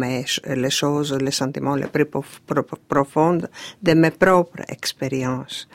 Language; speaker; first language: French; non-native, fluent; Greek